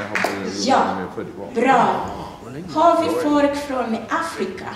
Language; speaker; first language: Swedish; non-native, learner; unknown